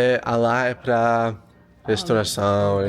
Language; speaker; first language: Portuguese; non-native, learner; English